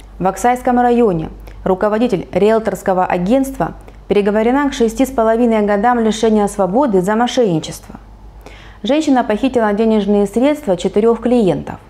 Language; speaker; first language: Russian; native; Russian